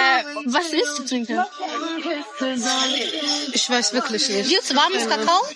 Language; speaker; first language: German; non-native, learner; Amharic